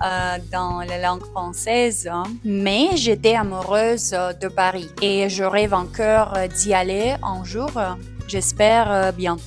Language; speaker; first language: French; non-native, fluent; Russian